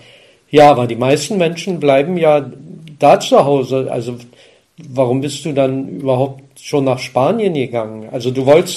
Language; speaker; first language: German; native; German